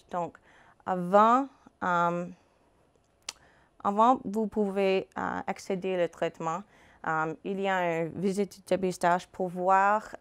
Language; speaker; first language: French; non-native, fluent; English